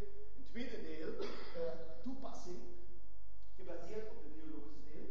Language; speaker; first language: Dutch; non-native, fluent; German